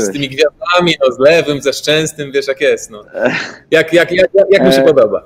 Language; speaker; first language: Polish; native; Polish